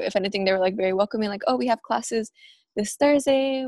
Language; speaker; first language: English; early bilingual, other home language; Spanish